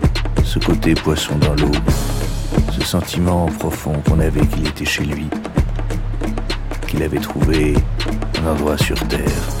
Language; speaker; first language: French; native; French